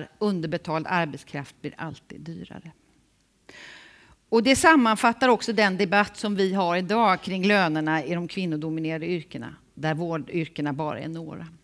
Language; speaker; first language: Swedish; native; Swedish